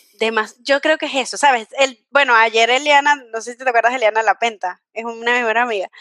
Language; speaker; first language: Spanish; native; Spanish